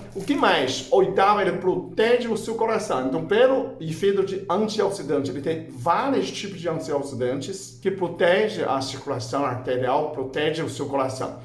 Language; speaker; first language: Portuguese; non-native, fluent; Chinese